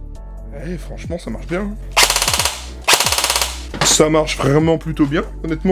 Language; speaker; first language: French; native; French